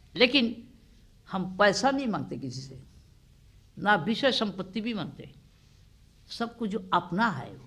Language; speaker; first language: Hindi; non-native, local second language; Bangla